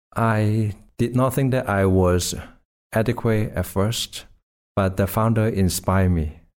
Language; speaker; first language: English; non-native, local second language; Cantonese